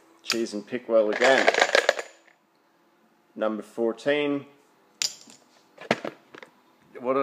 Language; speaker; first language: English; native; English